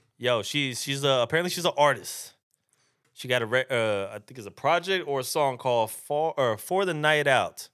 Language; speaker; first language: English; native; English